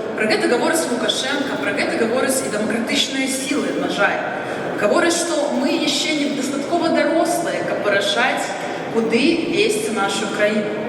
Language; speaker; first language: Belarusian; non-native, local second language; Russian